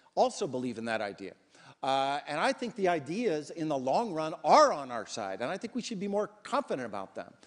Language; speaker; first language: English; native; English